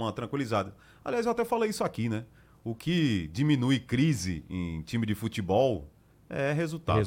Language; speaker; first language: Portuguese; native; Portuguese